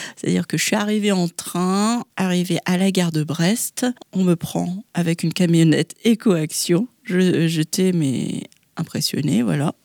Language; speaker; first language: French; non-native, local second language; Malagasy